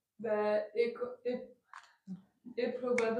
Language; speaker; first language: Spanish; non-native, learner; French